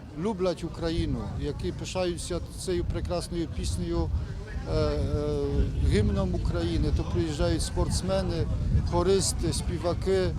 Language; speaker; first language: Ukrainian; early bilingual, heritage; Ukrainian